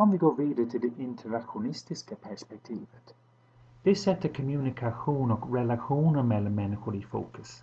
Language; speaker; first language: Swedish; non-native, fluent; English